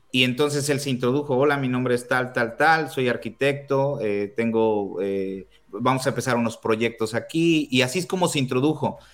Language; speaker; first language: Spanish; native; Spanish